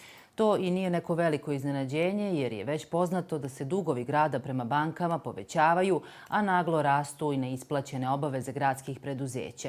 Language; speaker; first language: Serbian; native; Serbian